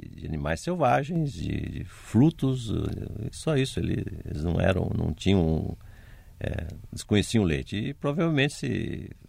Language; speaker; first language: Portuguese; native; Portuguese